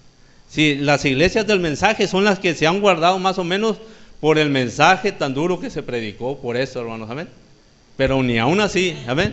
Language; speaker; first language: Spanish; native; Spanish